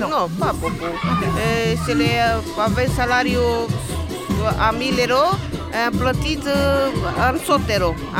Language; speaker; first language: French; non-native, learner; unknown